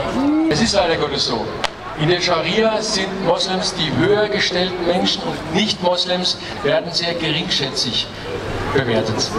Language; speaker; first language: German; native; German